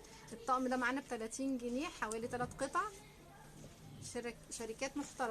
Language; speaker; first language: Arabic; native; Arabic